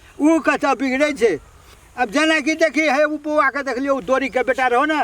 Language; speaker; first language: Maithili; native; Maithili